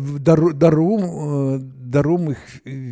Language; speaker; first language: German; non-native, learner; Russian